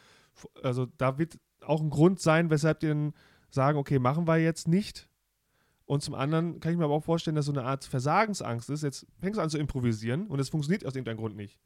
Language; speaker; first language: German; native; German